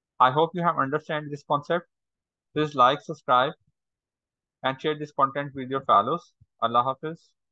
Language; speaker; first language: English; non-native, local second language; Urdu